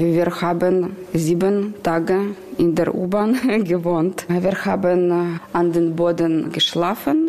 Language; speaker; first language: German; non-native, learner; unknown